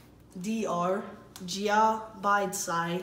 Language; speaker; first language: Chinese; non-native, learner; English